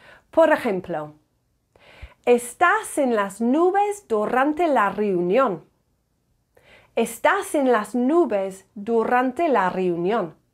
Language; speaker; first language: Spanish; non-native, fluent; English